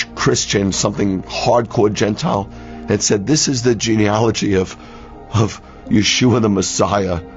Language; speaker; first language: English; native; English